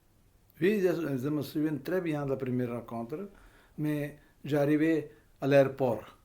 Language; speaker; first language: French; non-native, fluent; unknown